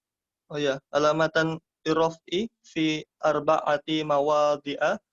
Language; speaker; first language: Arabic; non-native, learner; Indonesian